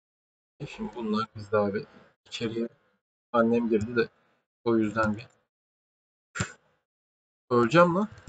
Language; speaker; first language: Turkish; native; Turkish